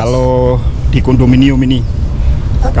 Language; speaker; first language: Indonesian; native; Indonesian